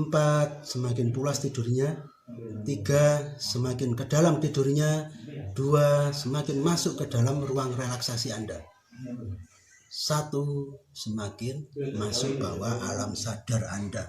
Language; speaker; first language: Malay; non-native, local second language; Javanese